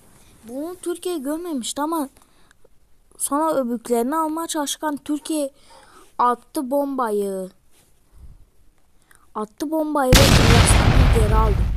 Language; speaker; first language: Turkish; early bilingual, heritage; Turkish